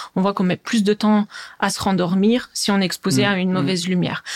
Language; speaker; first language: French; native; French